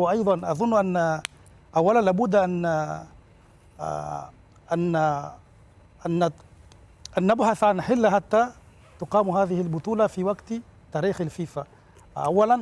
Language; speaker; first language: Arabic; non-native, local second language; Comorian